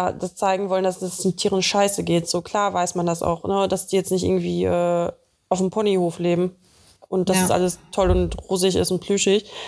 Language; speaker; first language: German; early bilingual, other home language; Russian